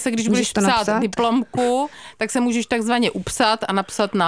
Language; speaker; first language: Czech; native; Czech